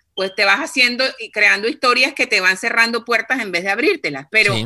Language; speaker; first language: Spanish; native; Spanish